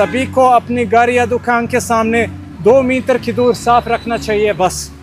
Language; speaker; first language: Hindi; native; Hindi